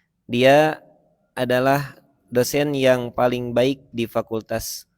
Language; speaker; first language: Indonesian; native; Indonesian